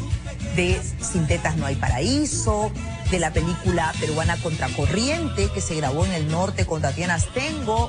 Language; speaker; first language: Spanish; native; Spanish